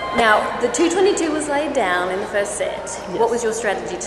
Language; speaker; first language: English; native; English